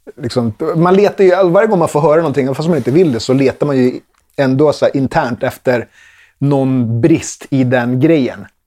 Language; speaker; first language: Swedish; early bilingual, other home language; Spanish